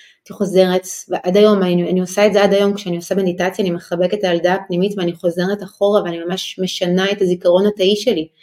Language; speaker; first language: Hebrew; early bilingual, other home language; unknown